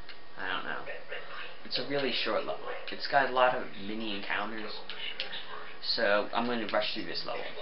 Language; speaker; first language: English; native; English